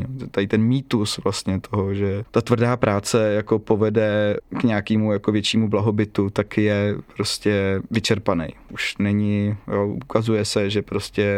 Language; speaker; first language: Czech; native; Czech